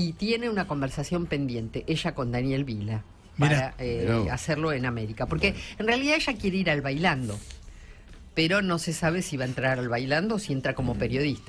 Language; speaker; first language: Spanish; native; Spanish